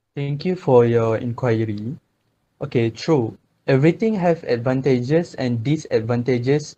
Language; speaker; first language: English; non-native, local second language; Malay